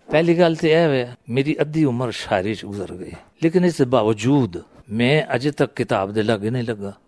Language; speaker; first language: Punjabi; native; Punjabi